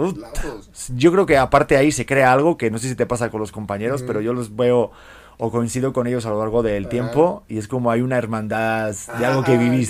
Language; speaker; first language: Spanish; native; Spanish